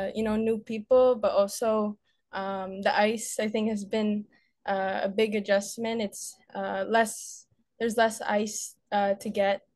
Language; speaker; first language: English; native; English